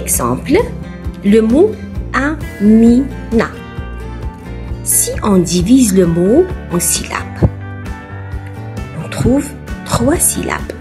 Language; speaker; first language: French; non-native, local second language; Arabic